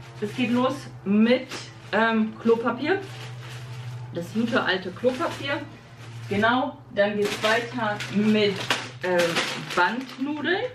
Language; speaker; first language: German; early bilingual, other home language; Polish